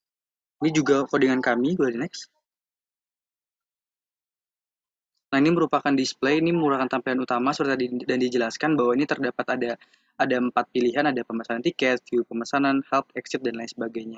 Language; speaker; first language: Indonesian; native; Indonesian